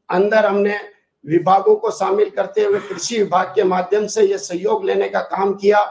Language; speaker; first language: Hindi; native; Hindi